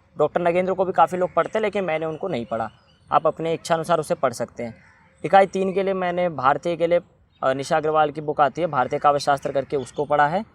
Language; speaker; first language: Hindi; native; Hindi